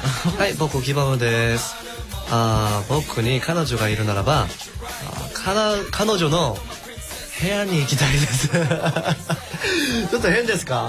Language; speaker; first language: Japanese; non-native, learner; Korean